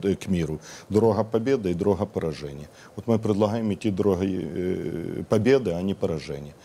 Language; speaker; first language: Russian; non-native, local second language; Ukrainian